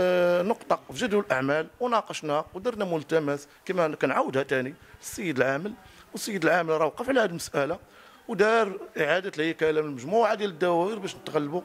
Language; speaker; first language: Arabic; native; Arabic